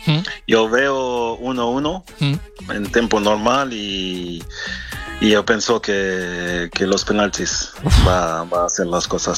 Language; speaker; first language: Spanish; non-native, fluent; French